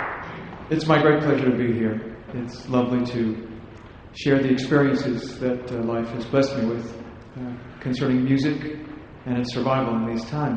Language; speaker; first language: English; native; English